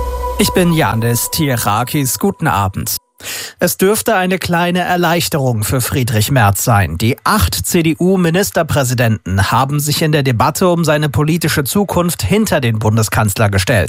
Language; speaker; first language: German; native; German